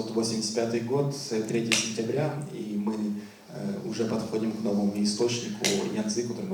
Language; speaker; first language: Russian; native; Russian